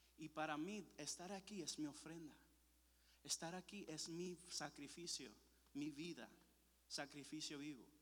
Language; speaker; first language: Spanish; early bilingual, heritage; Spanish